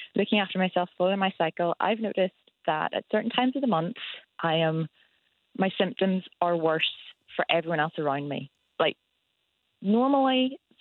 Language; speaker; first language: English; native; English